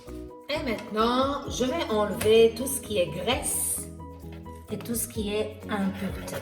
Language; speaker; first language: French; non-native, fluent; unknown